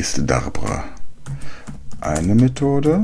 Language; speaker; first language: French; non-native, learner; German